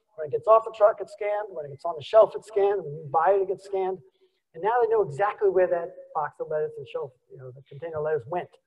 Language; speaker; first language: English; native; English